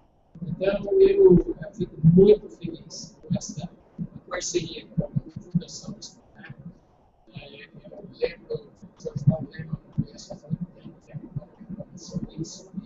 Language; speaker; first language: Portuguese; non-native, fluent; English